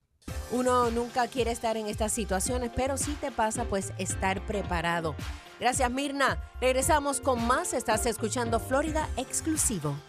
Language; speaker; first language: Spanish; native; Spanish